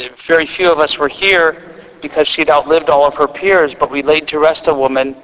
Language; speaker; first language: English; native; English